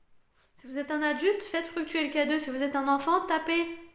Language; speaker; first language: French; native; French